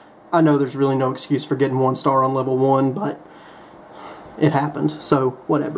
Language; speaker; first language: English; native; English